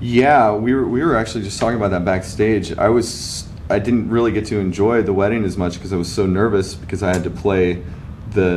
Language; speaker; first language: English; native; English